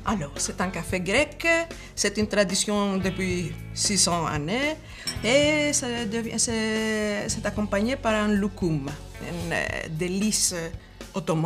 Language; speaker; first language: French; non-native, learner; Greek